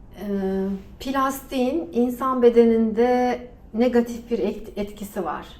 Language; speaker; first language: Turkish; native; Turkish